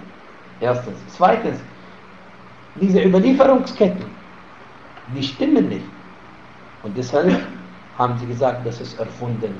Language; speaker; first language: German; non-native, fluent; Arabic